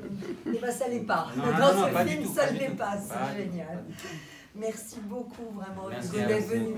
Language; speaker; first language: French; native; French